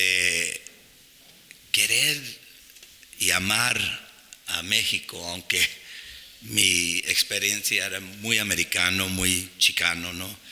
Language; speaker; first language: Spanish; non-native, fluent; English